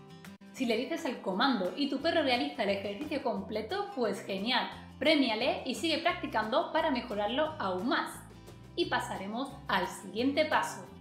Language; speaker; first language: Spanish; native; Spanish